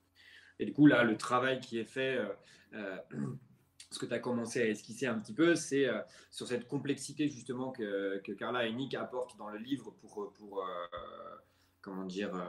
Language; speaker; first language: French; native; French